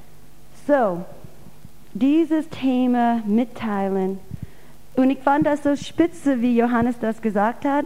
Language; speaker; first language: German; non-native, fluent; English